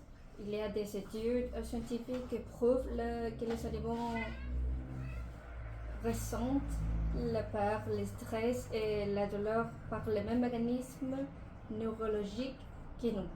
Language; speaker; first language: French; non-native, learner; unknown